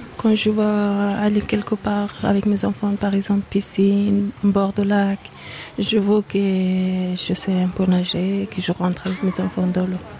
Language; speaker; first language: French; non-native, learner; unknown